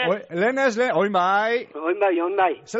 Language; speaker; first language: Basque; native; Basque